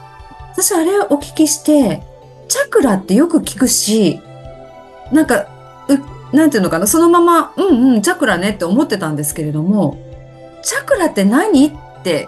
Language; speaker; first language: Japanese; native; Japanese